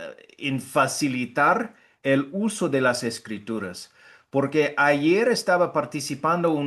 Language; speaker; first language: Spanish; non-native, fluent; English